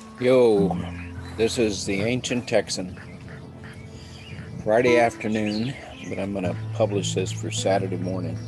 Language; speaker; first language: English; native; English